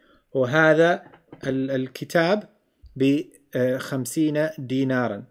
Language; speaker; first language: Arabic; non-native, fluent; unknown